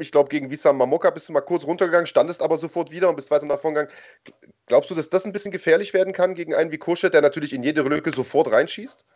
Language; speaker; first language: German; native; German